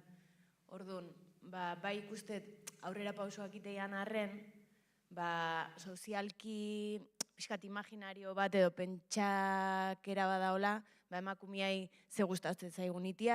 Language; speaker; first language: Basque; native; Basque